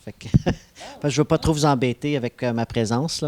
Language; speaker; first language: French; native; French